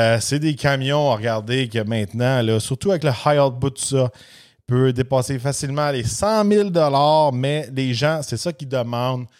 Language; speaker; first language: French; native; French